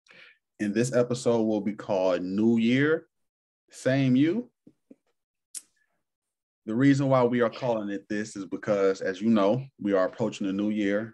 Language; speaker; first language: English; native; English